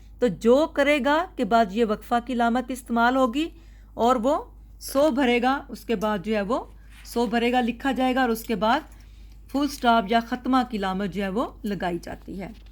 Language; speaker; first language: Urdu; non-native, local second language; Punjabi